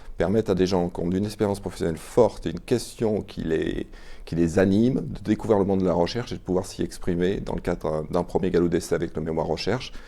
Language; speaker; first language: French; native; French